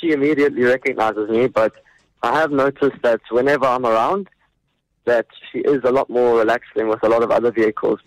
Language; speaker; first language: English; native; English